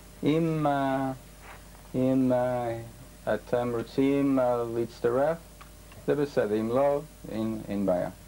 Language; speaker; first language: Hebrew; non-native, learner; English